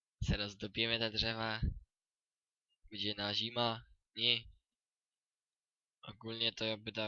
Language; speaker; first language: Polish; native; Polish